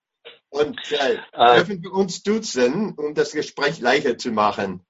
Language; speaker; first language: German; non-native, fluent; English